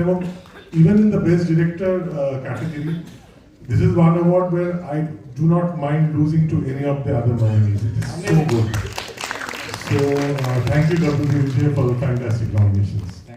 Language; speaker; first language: English; non-native, local second language; Bangla